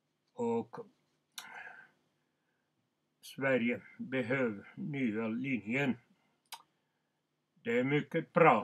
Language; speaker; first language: Swedish; non-native, local second language; Finnish